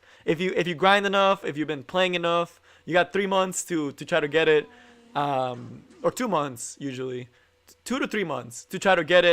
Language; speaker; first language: English; native; English